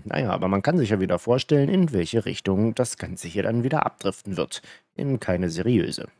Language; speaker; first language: German; native; German